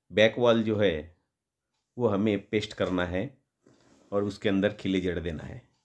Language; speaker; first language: Hindi; non-native, local second language; Marathi